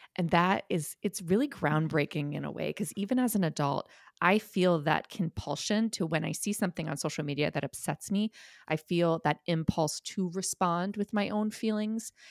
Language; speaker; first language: English; native; English